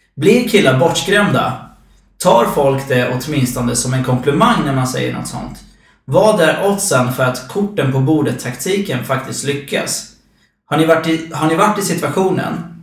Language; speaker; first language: Swedish; native; Swedish